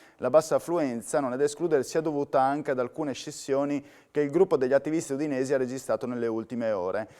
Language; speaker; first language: Italian; native; Italian